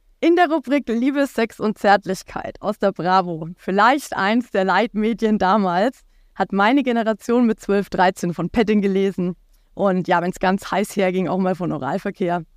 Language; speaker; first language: German; native; German